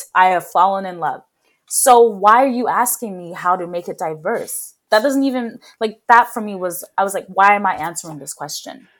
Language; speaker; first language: English; native; English